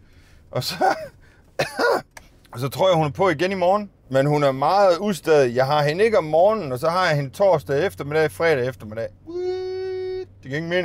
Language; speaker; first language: Danish; native; Danish